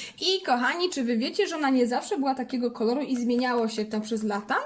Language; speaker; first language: Polish; native; Polish